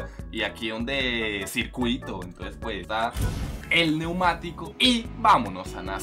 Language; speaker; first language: Spanish; native; Spanish